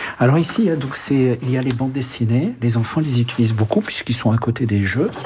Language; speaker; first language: French; early bilingual, other home language; Arabic